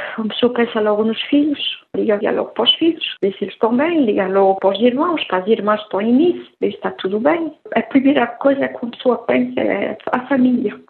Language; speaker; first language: Portuguese; early bilingual, heritage; Portuguese